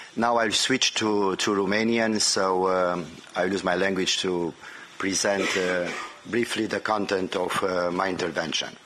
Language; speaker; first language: English; non-native, fluent; Romanian